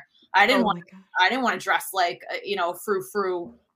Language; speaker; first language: English; early bilingual, other home language; Italian